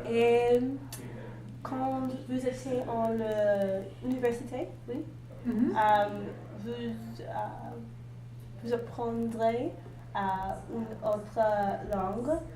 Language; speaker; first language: French; non-native, learner; English